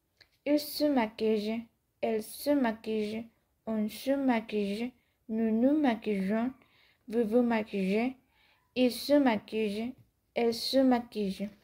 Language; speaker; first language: French; non-native, learner; Spanish